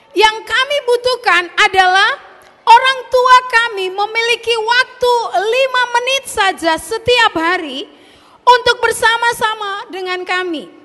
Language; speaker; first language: Indonesian; native; Indonesian